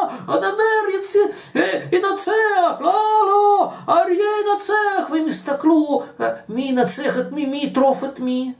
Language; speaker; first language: Hebrew; non-native, fluent; Russian